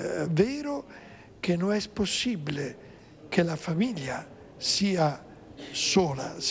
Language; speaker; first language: Spanish; non-native, fluent; Italian